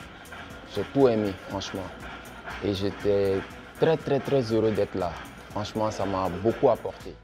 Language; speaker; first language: French; non-native, fluent; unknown